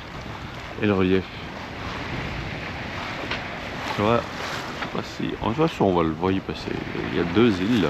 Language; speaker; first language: French; native; French